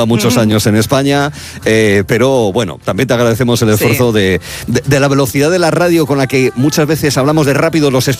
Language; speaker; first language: Spanish; native; Spanish